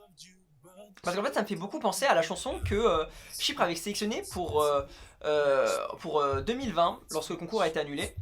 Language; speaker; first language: French; native; French